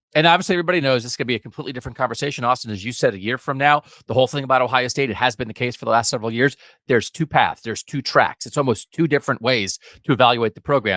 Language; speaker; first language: English; native; English